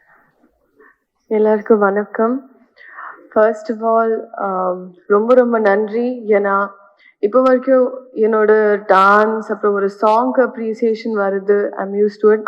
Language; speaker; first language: Tamil; non-native, learner; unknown